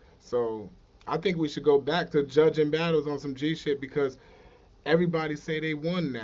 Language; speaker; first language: English; native; English